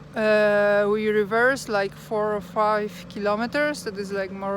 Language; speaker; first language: English; non-native, fluent; Polish